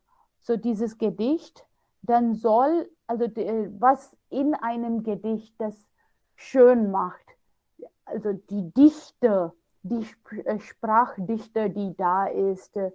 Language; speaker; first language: German; non-native, fluent; Hindi